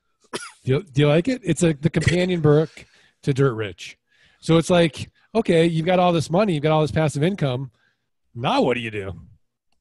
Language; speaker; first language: English; native; English